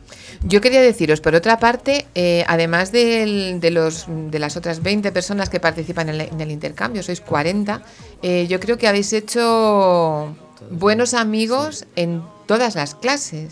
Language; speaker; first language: Spanish; native; Spanish